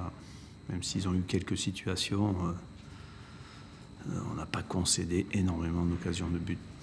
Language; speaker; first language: French; native; French